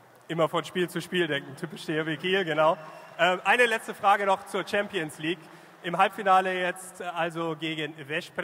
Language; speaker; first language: German; native; German